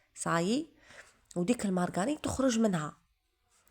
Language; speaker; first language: Arabic; native; Arabic